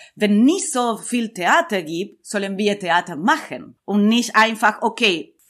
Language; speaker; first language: German; non-native, learner; Spanish